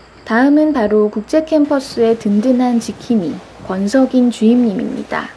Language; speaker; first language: Korean; native; Korean